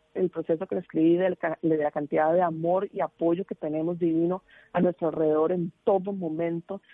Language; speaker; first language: Spanish; native; Spanish